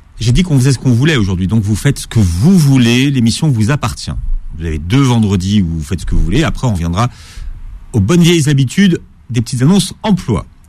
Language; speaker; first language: French; native; French